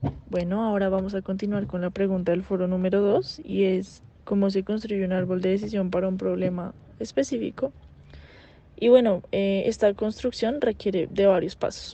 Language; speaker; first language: Spanish; native; Spanish